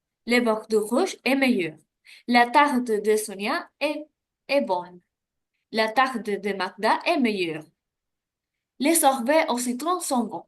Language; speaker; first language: French; non-native, learner; Spanish